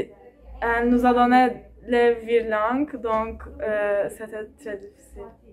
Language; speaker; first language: French; non-native, learner; Turkish